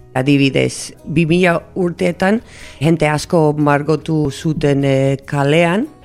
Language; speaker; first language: Basque; non-native, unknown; English